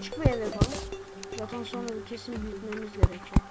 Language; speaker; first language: Turkish; native; Turkish